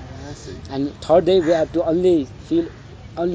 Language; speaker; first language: English; non-native, local second language; Nepali